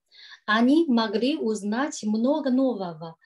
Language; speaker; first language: Russian; non-native, learner; Chinese